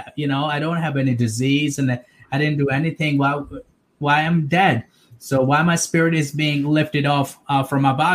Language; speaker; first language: English; non-native, local second language; Urdu